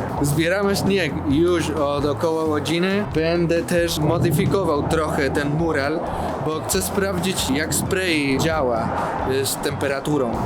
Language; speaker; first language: Polish; non-native, learner; Spanish